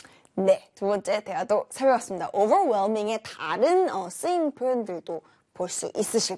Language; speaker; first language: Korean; native; Korean